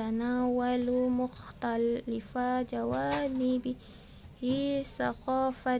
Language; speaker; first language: Arabic; non-native, learner; Indonesian